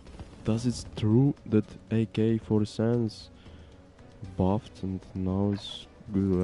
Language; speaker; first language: English; non-native, learner; Ukrainian